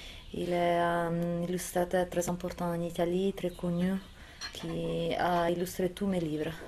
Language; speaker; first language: French; non-native, fluent; Italian